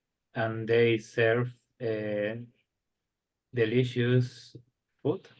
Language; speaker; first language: English; non-native, learner; Spanish